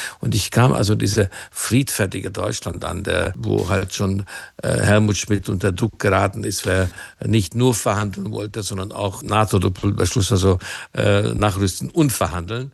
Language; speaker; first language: German; non-native, fluent; Hungarian